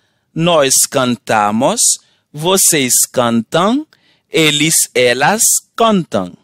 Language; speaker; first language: Portuguese; non-native, fluent; Haitian Creole